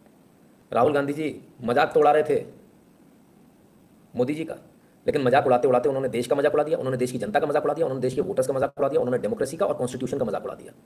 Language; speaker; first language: Hindi; native; Hindi